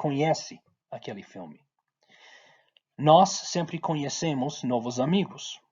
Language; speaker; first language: Portuguese; non-native, fluent; English